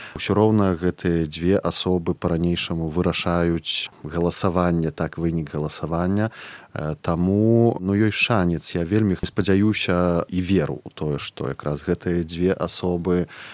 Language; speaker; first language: Belarusian; native; Belarusian